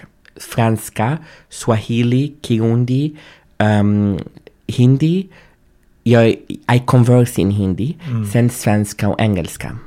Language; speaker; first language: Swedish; non-native, fluent; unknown